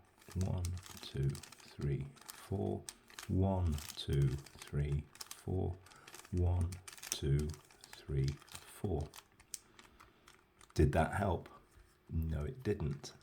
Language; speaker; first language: English; native; English